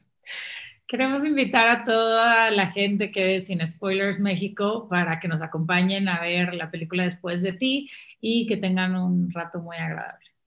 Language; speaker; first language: Spanish; native; Spanish